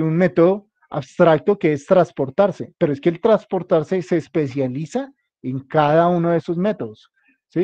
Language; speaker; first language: Spanish; native; Spanish